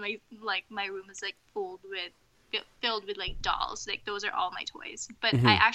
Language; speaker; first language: English; non-native, local second language; Filipino